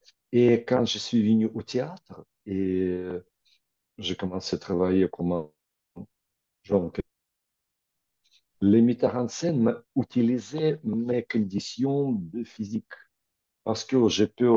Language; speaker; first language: French; non-native, fluent; Russian